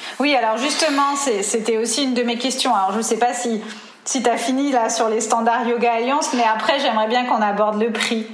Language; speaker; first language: French; native; French